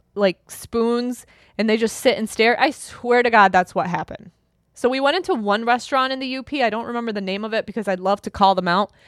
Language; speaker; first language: English; early bilingual, other home language; German